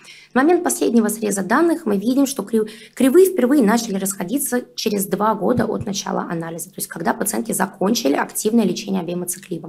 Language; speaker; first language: Russian; native; Russian